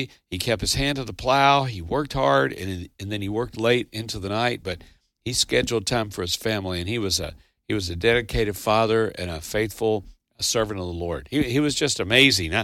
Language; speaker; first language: English; native; English